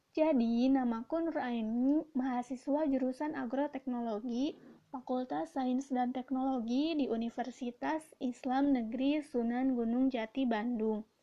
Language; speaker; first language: Indonesian; native; Indonesian